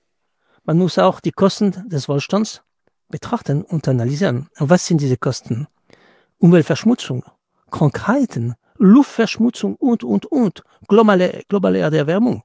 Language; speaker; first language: German; non-native, fluent; French